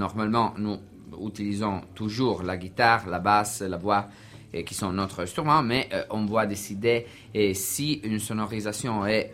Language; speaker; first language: French; non-native, learner; Italian